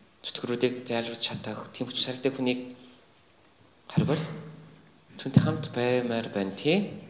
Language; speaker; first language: Mongolian; non-native, fluent; Korean